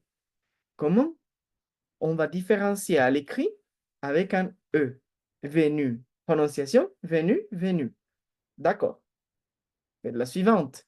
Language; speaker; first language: French; non-native, fluent; Spanish